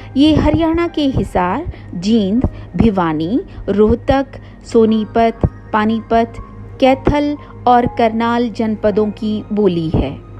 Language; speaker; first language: Hindi; native; Hindi